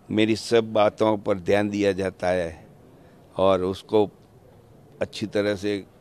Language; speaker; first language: Hindi; non-native, local second language; Gujarati